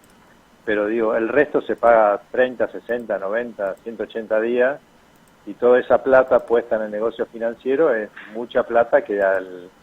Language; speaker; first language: Spanish; native; Spanish